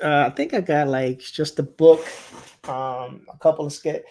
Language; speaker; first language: English; non-native, fluent; Spanish